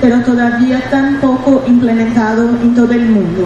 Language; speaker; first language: Spanish; non-native, fluent; Portuguese